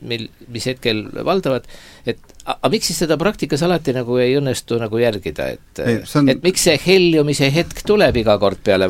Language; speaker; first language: Estonian; native; Estonian